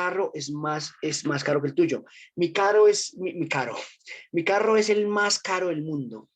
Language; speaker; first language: Spanish; native; Spanish